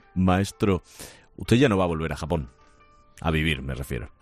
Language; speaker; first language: Spanish; native; Spanish